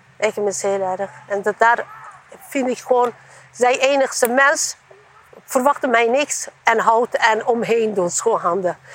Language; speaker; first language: Dutch; non-native, learner; Turkish